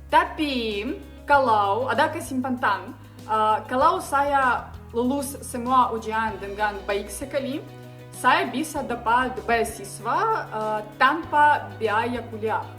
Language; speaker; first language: Indonesian; non-native, learner; Ukrainian